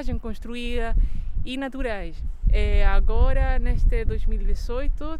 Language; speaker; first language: Portuguese; non-native, fluent; Spanish